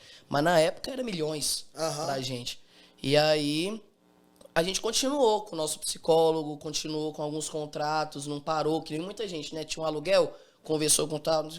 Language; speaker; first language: Portuguese; native; Portuguese